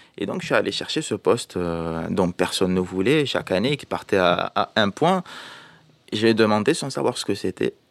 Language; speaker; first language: French; non-native, local second language; Arabic